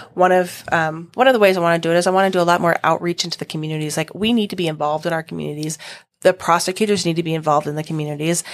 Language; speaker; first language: English; native; English